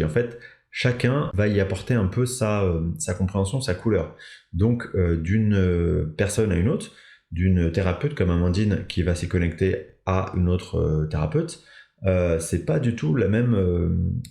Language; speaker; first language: French; native; French